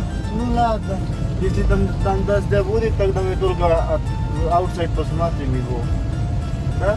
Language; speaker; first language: Russian; non-native, learner; Hindi